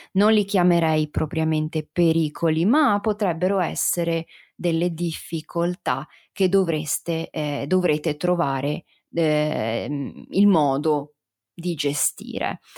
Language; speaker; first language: Italian; native; Italian